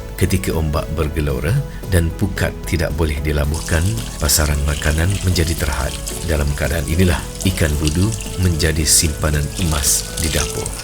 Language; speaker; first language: Malay; native; Malay